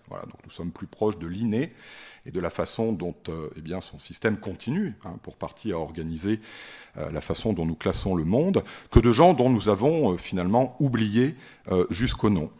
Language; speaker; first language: French; native; French